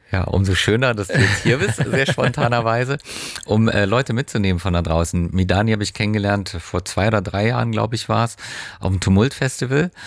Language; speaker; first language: German; native; German